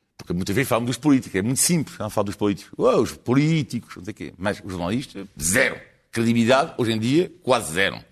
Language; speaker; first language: Portuguese; non-native, fluent; French